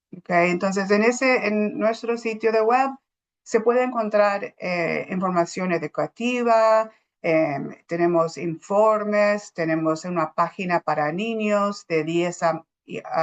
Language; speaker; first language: Spanish; non-native, fluent; English